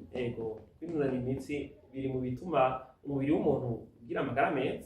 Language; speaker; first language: Rundi; native; Rundi